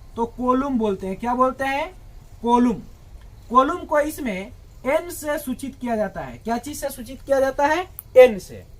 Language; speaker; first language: Hindi; native; Hindi